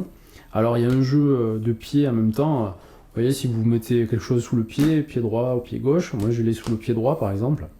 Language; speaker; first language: French; native; French